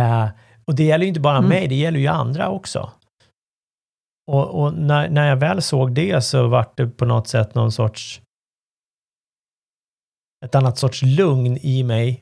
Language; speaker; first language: Swedish; native; Swedish